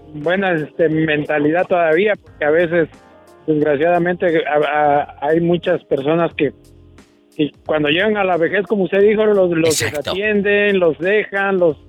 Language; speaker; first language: Spanish; native; Spanish